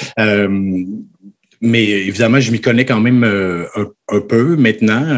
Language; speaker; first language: French; native; French